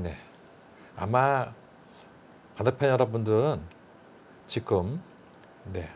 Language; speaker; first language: Korean; native; Korean